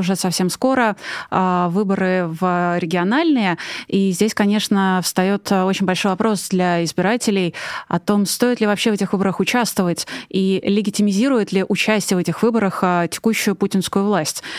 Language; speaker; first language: Russian; native; Russian